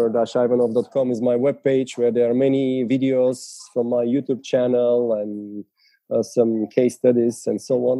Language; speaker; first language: English; non-native, fluent; Bulgarian